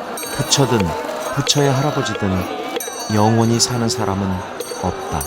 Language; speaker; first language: Korean; native; Korean